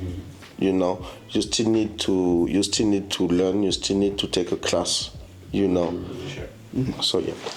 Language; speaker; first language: English; non-native, fluent; French